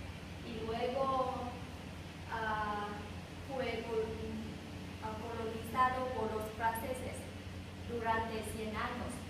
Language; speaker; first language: Spanish; non-native, learner; Vietnamese